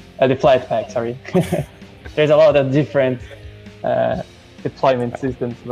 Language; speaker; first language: English; non-native, fluent; Portuguese